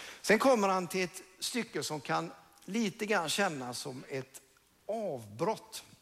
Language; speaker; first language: Swedish; non-native, fluent; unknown